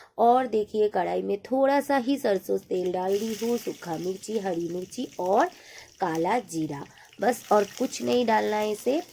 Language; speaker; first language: Hindi; non-native, local second language; Bangla